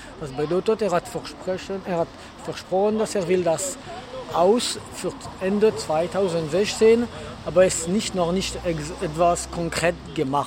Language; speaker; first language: German; non-native, learner; French